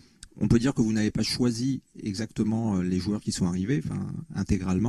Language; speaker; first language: French; native; French